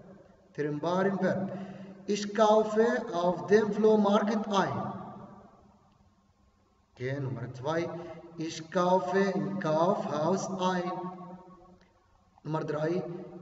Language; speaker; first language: German; non-native, fluent; Arabic